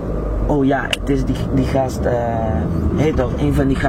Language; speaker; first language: Dutch; non-native, local second language; Papiamento